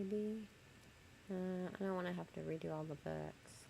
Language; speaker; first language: English; native; English